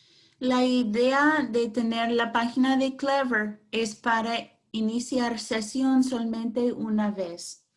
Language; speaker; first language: Spanish; non-native, fluent; English